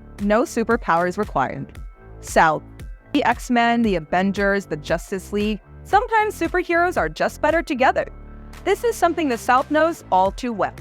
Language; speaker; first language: English; native; English